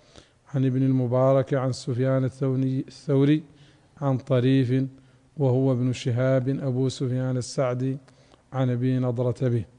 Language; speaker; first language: Arabic; native; Arabic